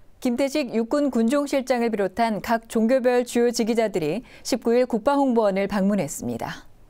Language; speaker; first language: Korean; native; Korean